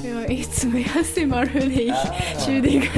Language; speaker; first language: German; non-native, learner; Japanese